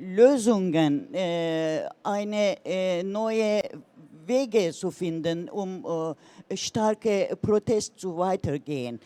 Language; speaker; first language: German; non-native, learner; Turkish